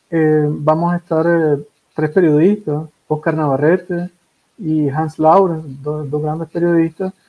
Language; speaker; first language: Spanish; native; Spanish